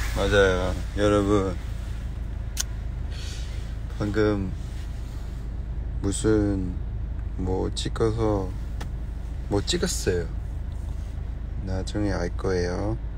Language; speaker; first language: Korean; non-native, fluent; Cantonese